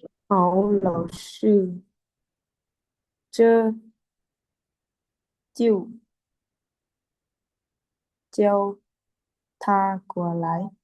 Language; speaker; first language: Chinese; non-native, learner; Lao